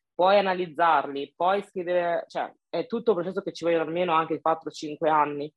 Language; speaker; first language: Italian; early bilingual, other home language; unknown